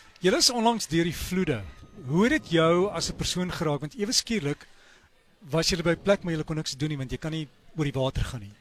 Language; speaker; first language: Afrikaans; native; Afrikaans